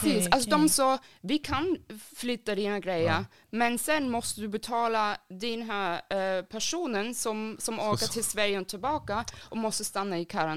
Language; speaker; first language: Swedish; non-native, fluent; German